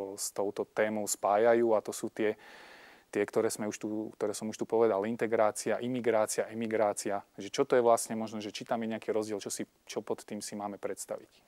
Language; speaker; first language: Slovak; native; Slovak